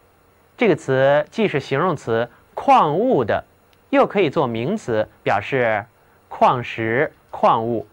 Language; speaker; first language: Chinese; native; Chinese